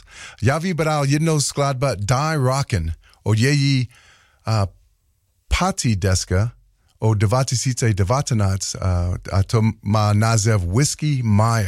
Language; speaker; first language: Czech; non-native, learner; English